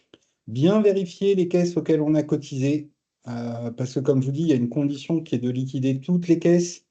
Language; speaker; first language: French; native; French